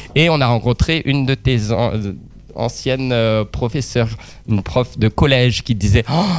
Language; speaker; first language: French; native; French